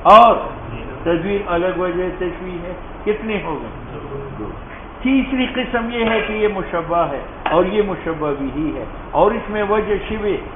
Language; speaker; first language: Urdu; non-native, local second language; Pashto